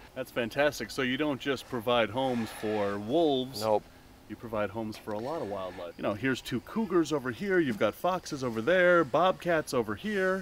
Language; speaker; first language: English; native; English